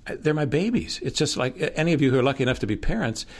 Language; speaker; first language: English; native; English